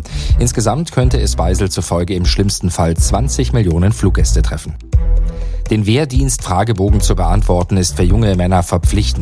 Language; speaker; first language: German; native; German